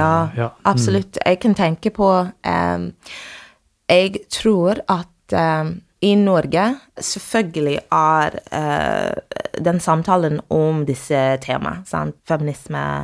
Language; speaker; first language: Norwegian; non-native, fluent; English